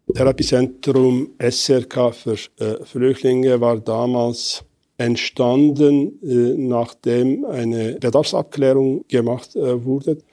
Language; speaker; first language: German; non-native, fluent; Kurdish